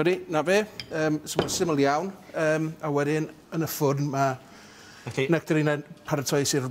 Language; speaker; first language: Welsh; native; Welsh